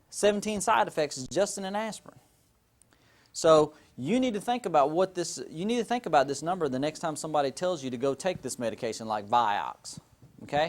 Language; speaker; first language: English; native; English